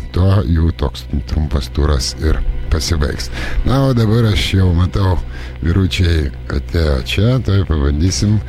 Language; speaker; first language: Lithuanian; native; Lithuanian